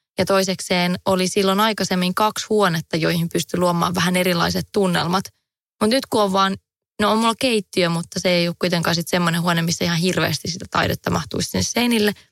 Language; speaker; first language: Finnish; native; Finnish